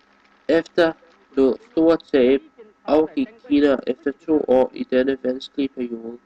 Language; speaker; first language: Danish; non-native, fluent; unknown